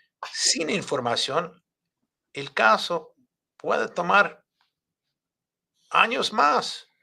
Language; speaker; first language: Spanish; non-native, fluent; English